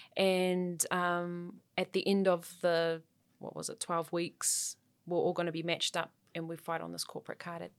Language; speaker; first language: English; native; English